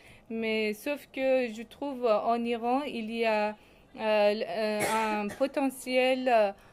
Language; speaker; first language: French; non-native, fluent; Persian